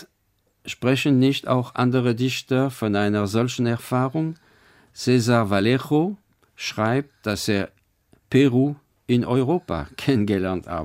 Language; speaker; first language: German; non-native, fluent; French